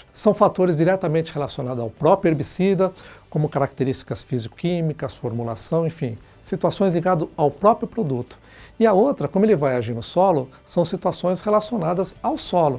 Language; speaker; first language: Portuguese; native; Portuguese